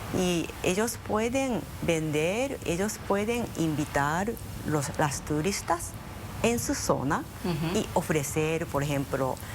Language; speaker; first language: Spanish; non-native, fluent; Japanese